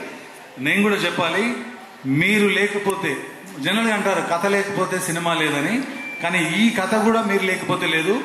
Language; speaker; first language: Telugu; native; Telugu